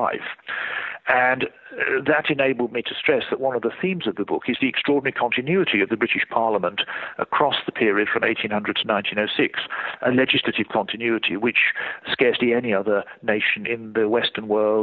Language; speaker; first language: English; native; English